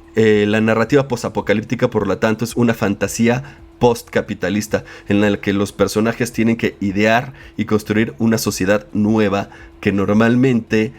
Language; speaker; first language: Spanish; native; Spanish